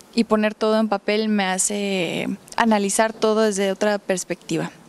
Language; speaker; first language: Spanish; early bilingual, heritage; Spanish